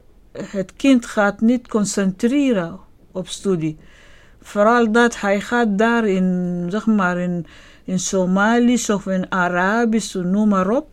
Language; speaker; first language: Dutch; non-native, learner; Arabic